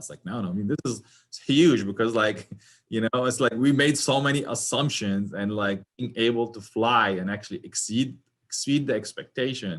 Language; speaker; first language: English; non-native, fluent; Arabic